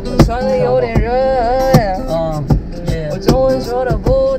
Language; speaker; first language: Chinese; early bilingual, heritage; English